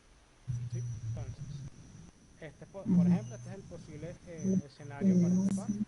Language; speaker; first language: Spanish; native; Spanish